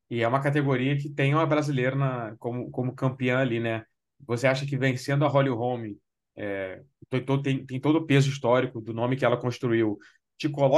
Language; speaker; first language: Portuguese; native; Portuguese